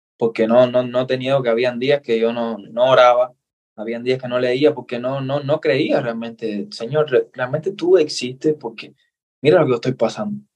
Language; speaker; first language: Spanish; native; Spanish